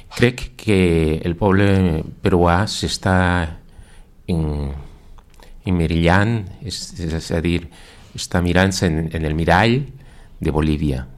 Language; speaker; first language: Catalan; non-native, fluent; Spanish